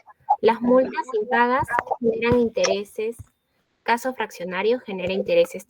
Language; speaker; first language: Spanish; native; Spanish